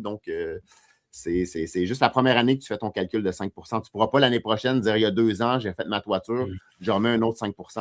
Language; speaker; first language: French; native; French